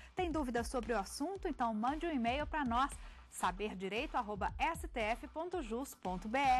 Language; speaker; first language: Portuguese; native; Portuguese